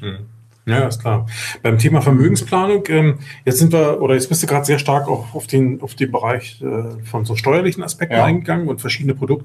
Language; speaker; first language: German; native; German